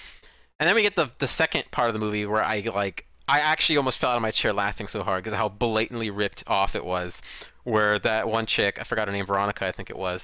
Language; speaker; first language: English; native; English